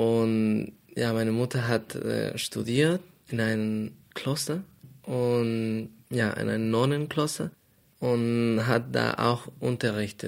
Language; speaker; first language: German; non-native, fluent; Spanish